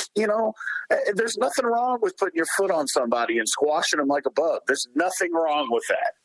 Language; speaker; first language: English; native; English